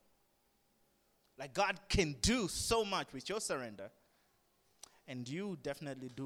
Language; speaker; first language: English; non-native, local second language; Nyanja